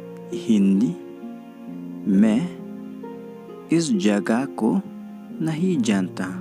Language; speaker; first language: Hindi; non-native, local second language; Khasi